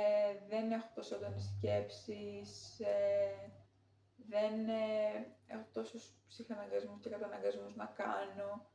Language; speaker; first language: Greek; native; Greek